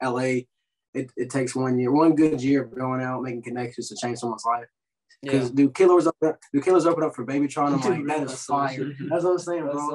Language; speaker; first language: English; native; English